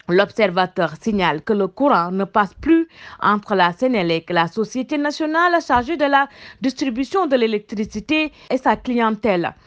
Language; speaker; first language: French; non-native, local second language; Wolof